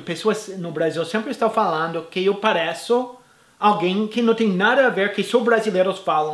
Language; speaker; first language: Portuguese; non-native, fluent; English